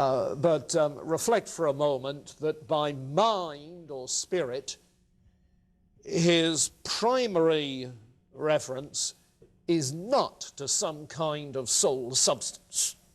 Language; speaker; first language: English; native; English